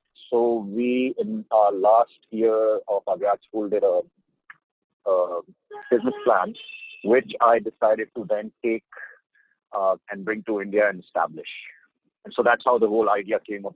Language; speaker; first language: English; non-native, local second language; Hindi